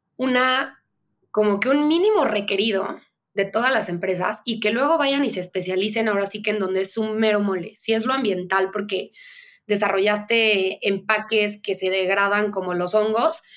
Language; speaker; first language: Spanish; native; Spanish